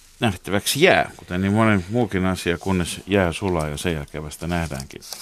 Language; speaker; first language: Finnish; native; Finnish